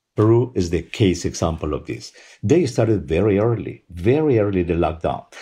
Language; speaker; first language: English; non-native, fluent; Spanish